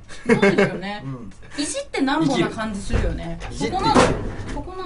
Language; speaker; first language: Japanese; native; Japanese